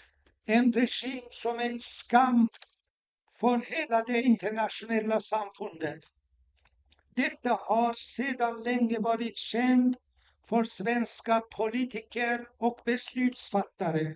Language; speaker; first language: Swedish; non-native, fluent; Persian